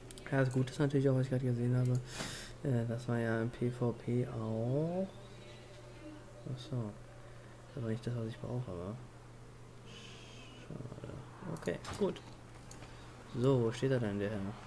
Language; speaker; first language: German; native; German